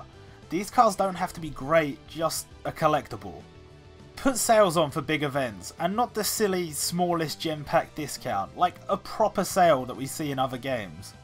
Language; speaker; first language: English; native; English